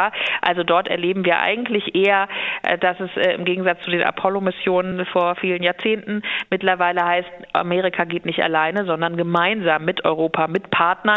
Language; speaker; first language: German; native; German